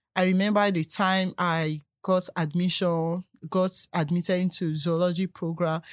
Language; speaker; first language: English; non-native, local second language; Yoruba